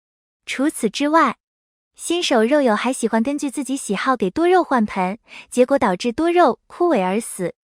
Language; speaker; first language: Chinese; native; Chinese